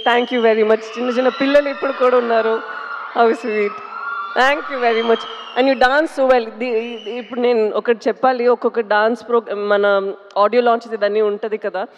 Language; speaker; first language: Telugu; non-native, fluent; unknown